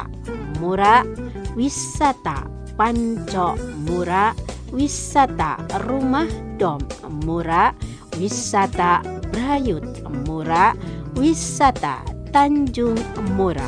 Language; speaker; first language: Japanese; non-native, fluent; Indonesian